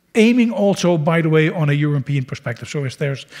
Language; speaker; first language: English; non-native, fluent; Dutch